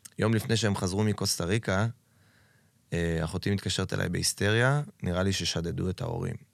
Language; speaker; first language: Hebrew; native; Hebrew